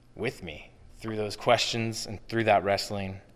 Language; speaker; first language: English; native; English